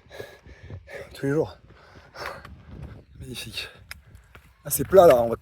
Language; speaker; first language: French; native; French